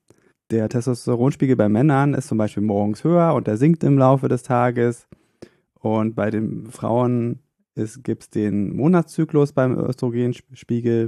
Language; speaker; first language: German; native; German